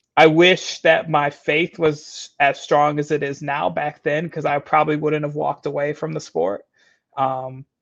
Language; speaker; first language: English; native; English